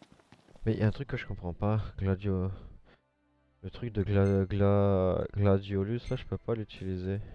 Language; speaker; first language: French; native; French